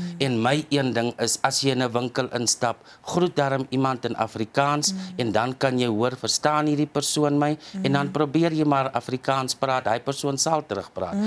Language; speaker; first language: Afrikaans; native; Afrikaans